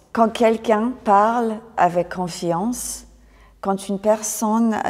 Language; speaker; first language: French; non-native, fluent; English